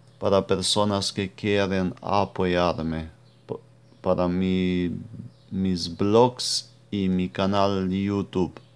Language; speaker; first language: Spanish; non-native, fluent; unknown